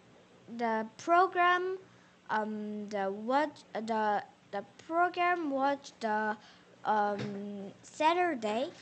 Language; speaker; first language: English; non-native, learner; Korean